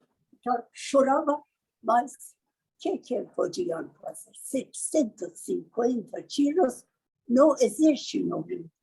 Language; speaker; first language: Portuguese; non-native, learner; Persian